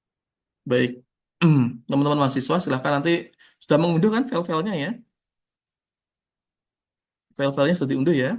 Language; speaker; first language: Indonesian; native; Indonesian